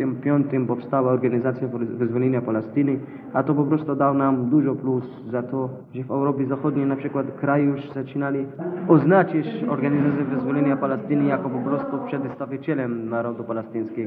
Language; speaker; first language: Polish; non-native, learner; Arabic